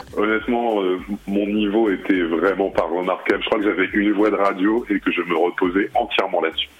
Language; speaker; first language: French; early bilingual, other home language; Arabic